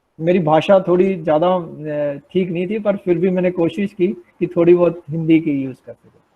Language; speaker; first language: Hindi; non-native, local second language; Punjabi